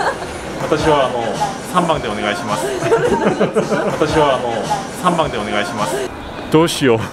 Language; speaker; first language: Japanese; non-native, fluent; Korean